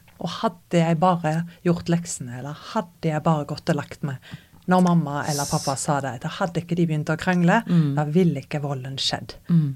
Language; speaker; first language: Norwegian; native; Norwegian